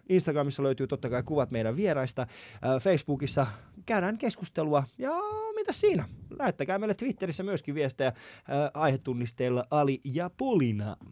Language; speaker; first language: Finnish; non-native, fluent; Persian